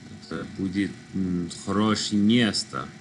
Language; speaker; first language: Russian; non-native, learner; English